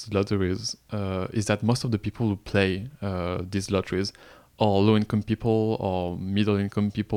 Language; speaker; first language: English; non-native, fluent; French